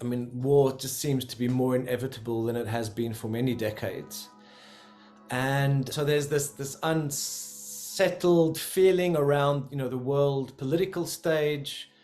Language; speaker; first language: English; native; English